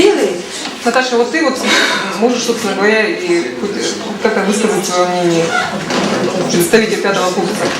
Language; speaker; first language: Russian; native; Russian